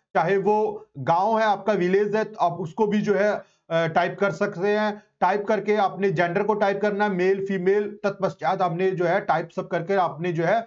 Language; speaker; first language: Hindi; non-native, local second language; Punjabi